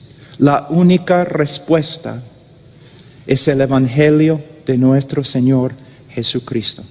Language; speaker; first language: Spanish; non-native, fluent; English